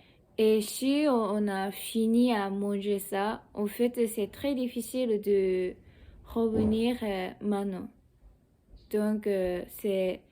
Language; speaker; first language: French; non-native, learner; Japanese